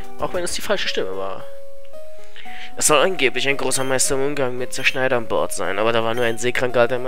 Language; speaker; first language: German; native; German